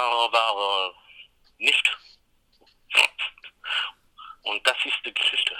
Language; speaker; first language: German; non-native, learner; English